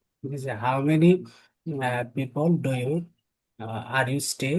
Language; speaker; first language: English; non-native, learner; Bangla